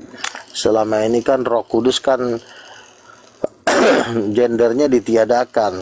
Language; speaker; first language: Malay; native; Malay